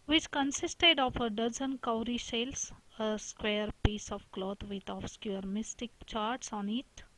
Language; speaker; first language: English; non-native, local second language; Marathi